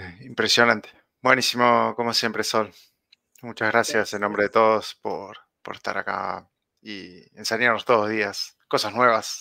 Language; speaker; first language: Spanish; native; Spanish